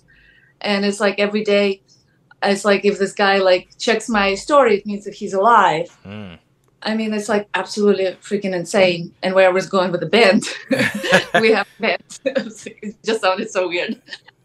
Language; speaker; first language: English; non-native, fluent; Ukrainian